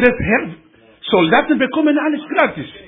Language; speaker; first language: German; non-native, learner; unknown